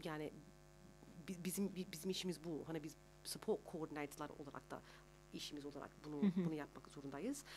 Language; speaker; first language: Turkish; early bilingual, heritage; Turkish